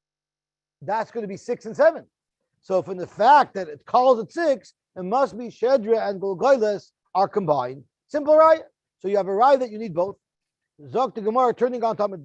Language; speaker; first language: English; native; English